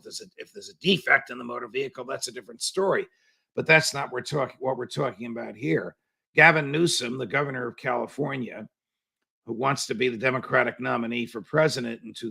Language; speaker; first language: English; native; English